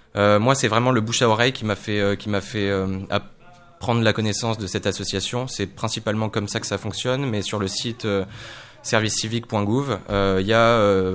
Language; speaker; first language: French; native; French